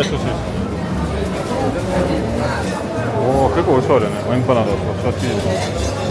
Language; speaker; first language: Japanese; non-native, fluent; French